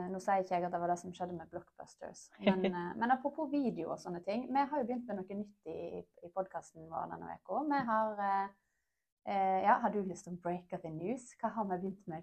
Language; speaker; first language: Norwegian; native; Norwegian